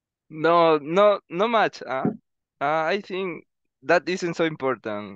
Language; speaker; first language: English; non-native, learner; Spanish